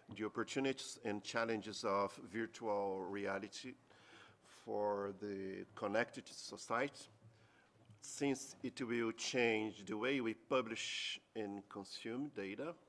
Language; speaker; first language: English; non-native, fluent; Portuguese